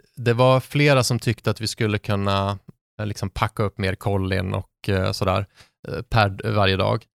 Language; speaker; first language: Swedish; native; Swedish